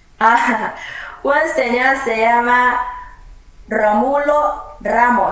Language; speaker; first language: Spanish; non-native, learner; Chinese